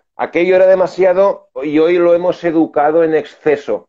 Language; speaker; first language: Spanish; native; Spanish